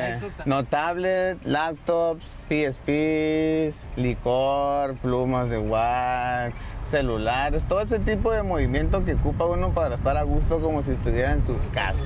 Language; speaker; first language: Spanish; native; Spanish